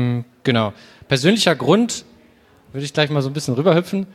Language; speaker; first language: German; native; German